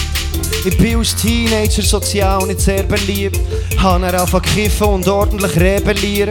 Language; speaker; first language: German; native; German